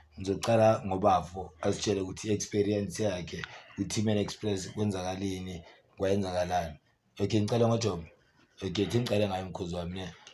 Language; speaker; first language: Zulu; native; Zulu